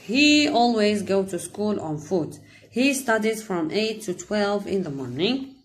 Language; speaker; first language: English; non-native, fluent; Arabic